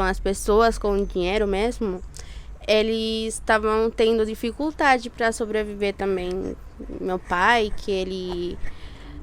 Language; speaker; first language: Portuguese; non-native, fluent; Spanish